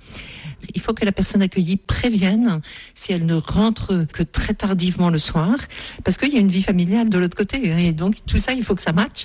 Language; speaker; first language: French; native; French